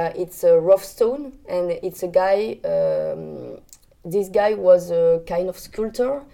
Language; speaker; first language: English; non-native, learner; French